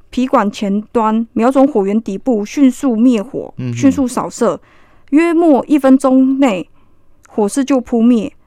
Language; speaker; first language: Chinese; native; Chinese